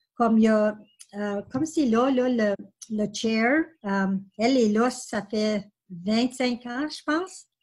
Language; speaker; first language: French; native; French